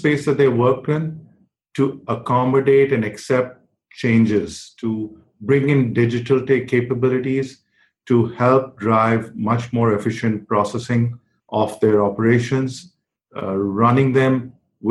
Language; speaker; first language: English; non-native, local second language; Hindi